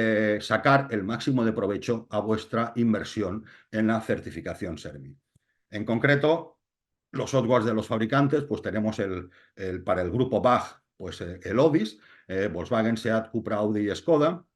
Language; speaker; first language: Spanish; native; Spanish